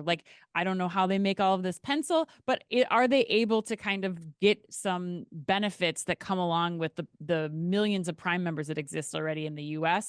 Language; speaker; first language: English; native; English